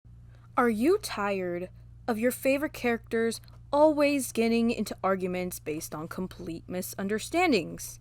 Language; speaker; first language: English; non-native, fluent; Malagasy